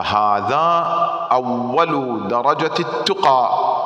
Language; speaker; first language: Arabic; native; Arabic